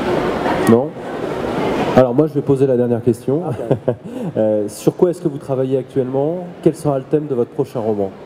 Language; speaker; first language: French; native; French